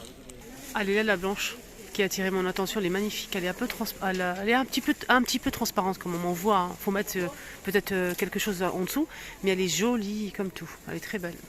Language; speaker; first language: French; native; French